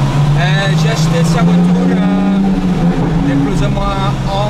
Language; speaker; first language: French; non-native, learner; Italian